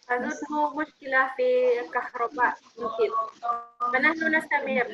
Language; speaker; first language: Arabic; non-native, fluent; Indonesian